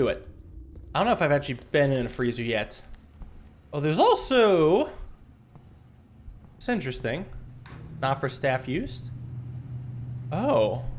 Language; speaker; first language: English; native; English